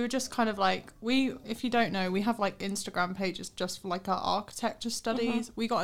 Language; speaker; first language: English; native; English